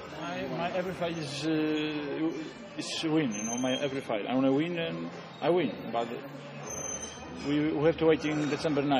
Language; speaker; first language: English; non-native, learner; Polish